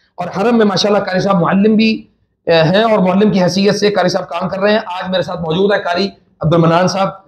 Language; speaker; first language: Urdu; native; Urdu